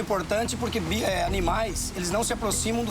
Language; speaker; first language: Portuguese; native; Portuguese